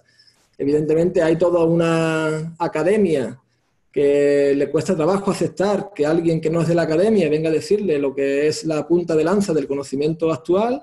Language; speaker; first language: Spanish; native; Spanish